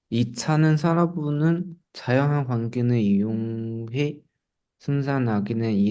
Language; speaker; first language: Korean; non-native, learner; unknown